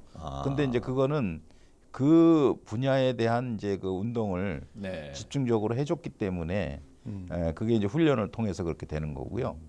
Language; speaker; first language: Korean; native; Korean